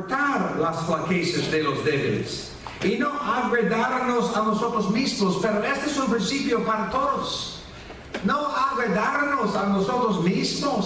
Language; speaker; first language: Spanish; non-native, fluent; English